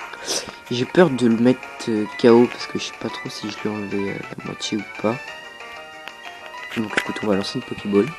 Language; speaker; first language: French; native; French